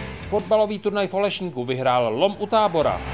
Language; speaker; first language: Czech; native; Czech